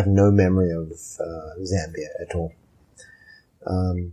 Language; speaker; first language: English; native; English